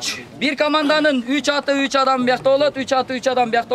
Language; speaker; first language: Kyrgyz; native; Kyrgyz